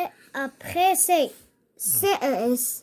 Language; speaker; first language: French; non-native, local second language; Arabic